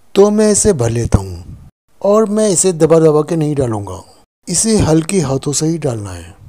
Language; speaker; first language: Hindi; non-native, local second language; Nepali